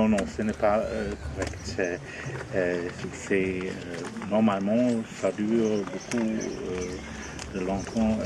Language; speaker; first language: French; non-native, learner; German